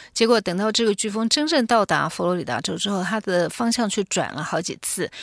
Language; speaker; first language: Chinese; native; Chinese